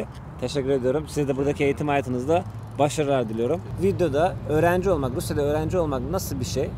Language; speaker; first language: Turkish; native; Turkish